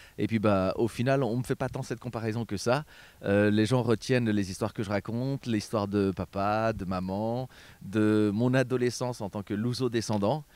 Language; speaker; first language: French; early bilingual, other home language; Portuguese